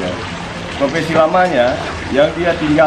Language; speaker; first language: Indonesian; native; Indonesian